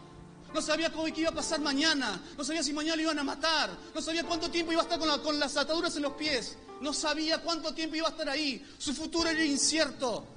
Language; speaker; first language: Spanish; native; Spanish